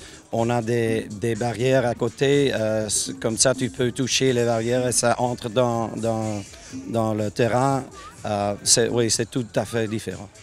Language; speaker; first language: French; non-native, fluent; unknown